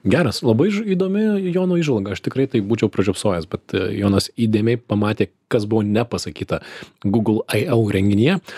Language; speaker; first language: Lithuanian; native; Lithuanian